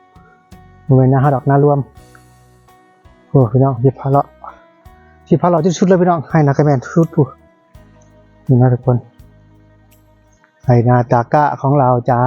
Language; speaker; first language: Thai; non-native, local second language; Lao